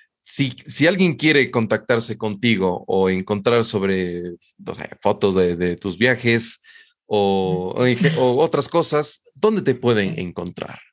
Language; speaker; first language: Spanish; native; Spanish